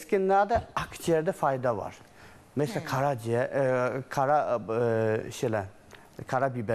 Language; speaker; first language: Turkish; non-native, learner; Chinese